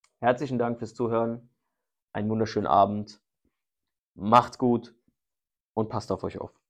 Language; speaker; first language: German; early bilingual, other home language; Turkish